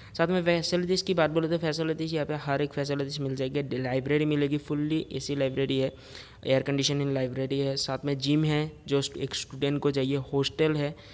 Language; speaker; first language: Hindi; non-native, local second language; Assamese